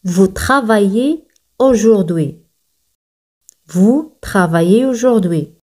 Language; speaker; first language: French; non-native, fluent; Spanish